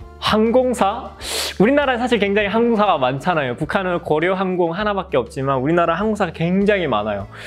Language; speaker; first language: Korean; native; Korean